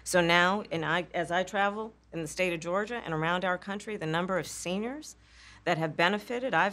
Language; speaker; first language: English; native; English